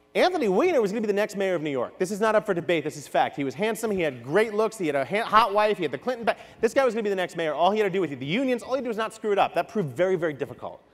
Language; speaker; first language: English; native; English